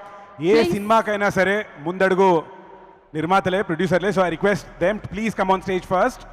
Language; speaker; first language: Telugu; native; Telugu